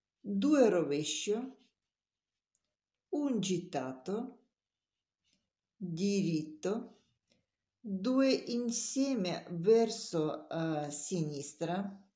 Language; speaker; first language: Italian; non-native, learner; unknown